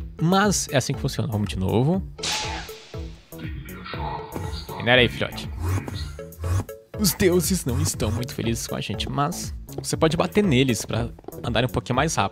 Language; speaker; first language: Portuguese; native; Portuguese